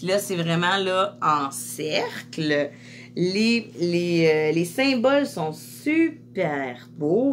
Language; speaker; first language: French; native; French